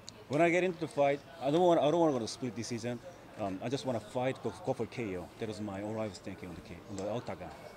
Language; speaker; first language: English; non-native, fluent; Korean